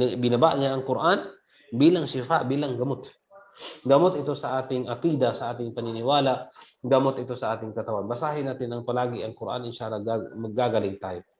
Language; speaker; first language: Filipino; non-native, local second language; Cebuano